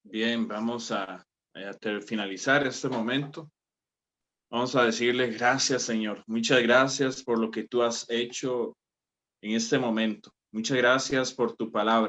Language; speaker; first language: Spanish; native; Spanish